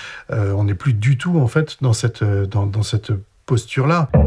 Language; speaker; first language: French; native; French